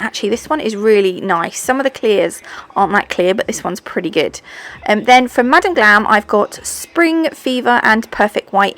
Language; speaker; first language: English; native; English